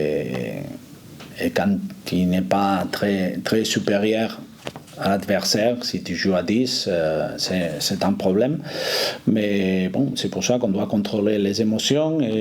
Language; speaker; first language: French; non-native, fluent; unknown